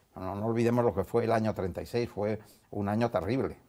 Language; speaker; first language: Spanish; native; Spanish